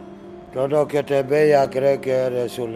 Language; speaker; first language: Spanish; non-native, learner; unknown